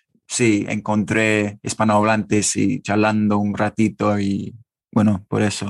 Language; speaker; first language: Spanish; non-native, fluent; English